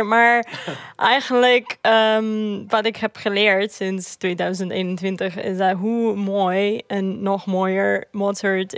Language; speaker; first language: Dutch; non-native, fluent; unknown